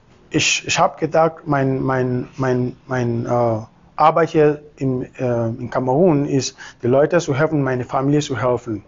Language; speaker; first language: German; non-native, fluent; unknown